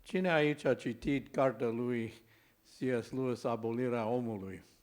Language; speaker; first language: Romanian; non-native, learner; English